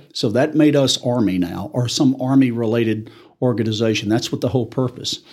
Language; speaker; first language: English; native; English